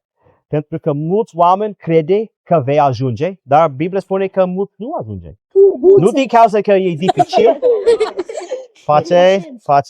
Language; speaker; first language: Romanian; non-native, learner; English